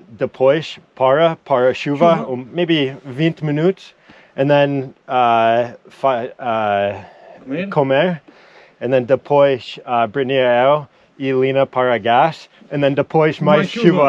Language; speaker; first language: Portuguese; non-native, learner; English